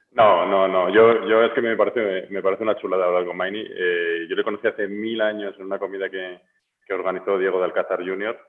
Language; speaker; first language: Spanish; native; Spanish